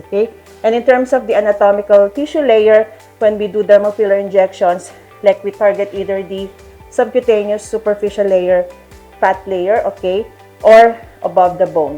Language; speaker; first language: English; non-native, local second language; Filipino